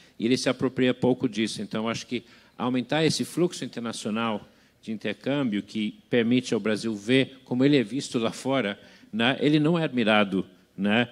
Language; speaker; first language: Portuguese; non-native, fluent; English